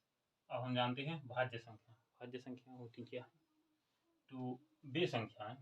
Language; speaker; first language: Hindi; native; Hindi